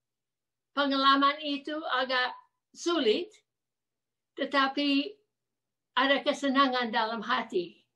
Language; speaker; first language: Indonesian; non-native, fluent; English